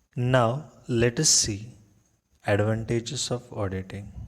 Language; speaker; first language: English; non-native, local second language; Marathi